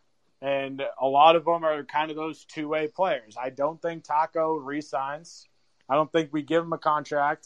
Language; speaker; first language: English; native; English